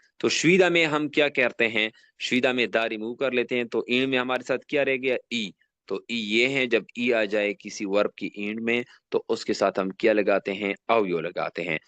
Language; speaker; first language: Urdu; non-native, local second language; Pashto